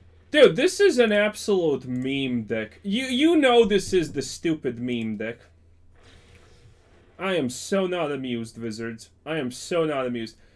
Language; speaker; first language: English; non-native, fluent; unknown